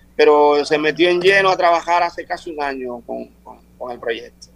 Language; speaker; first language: Spanish; native; Spanish